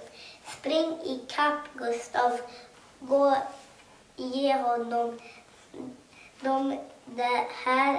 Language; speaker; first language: Swedish; early bilingual, other home language; Kurdish